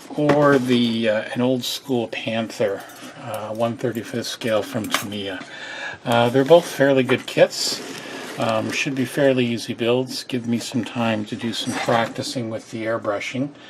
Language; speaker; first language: English; native; English